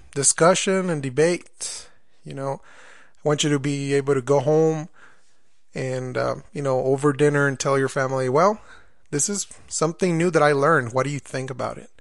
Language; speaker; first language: English; non-native, fluent; Spanish